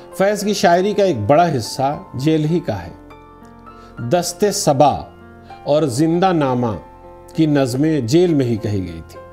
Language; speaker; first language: Urdu; native; Urdu